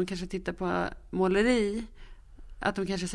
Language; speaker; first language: Swedish; native; Swedish